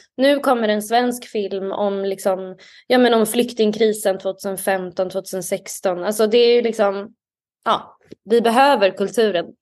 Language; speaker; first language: Swedish; native; Swedish